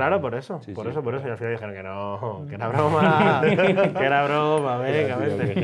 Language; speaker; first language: Spanish; native; Spanish